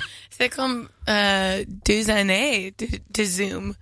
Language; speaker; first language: French; non-native, learner; English